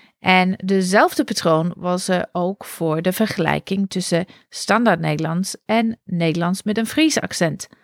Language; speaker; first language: Dutch; non-native, fluent; English